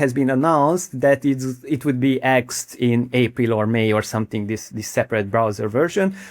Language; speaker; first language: English; non-native, fluent; Hungarian